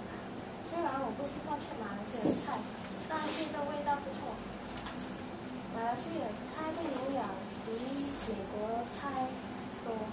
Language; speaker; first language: Chinese; non-native, learner; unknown